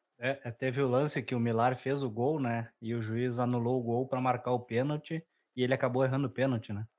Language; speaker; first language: Portuguese; native; Portuguese